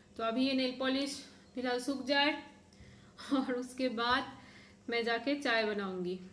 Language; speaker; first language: Hindi; non-native, local second language; Bangla